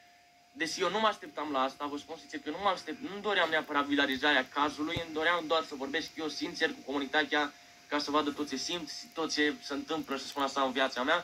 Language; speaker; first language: Romanian; native; Romanian